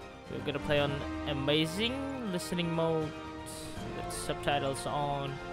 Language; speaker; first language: English; non-native, fluent; Vietnamese